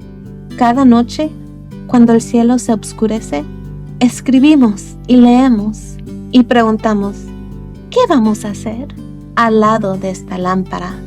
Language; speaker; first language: Spanish; early bilingual, other home language; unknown